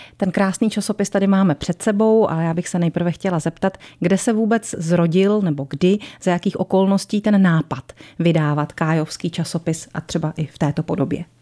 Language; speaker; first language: Czech; native; Czech